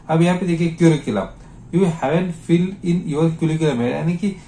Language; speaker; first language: Hindi; non-native, local second language; Marathi